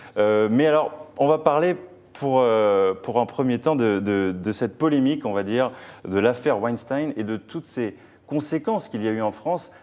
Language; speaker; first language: French; native; French